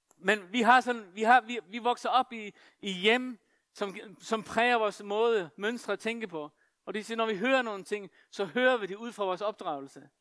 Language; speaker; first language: Danish; non-native, local second language; Faroese